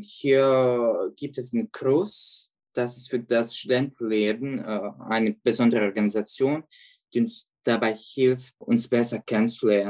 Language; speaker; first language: German; non-native, fluent; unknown